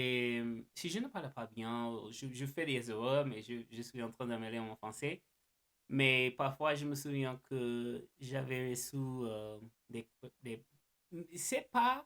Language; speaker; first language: French; non-native, learner; English